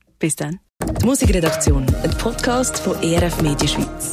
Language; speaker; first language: German; native; German